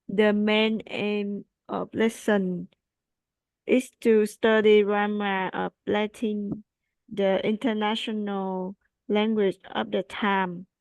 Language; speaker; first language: English; non-native, learner; Vietnamese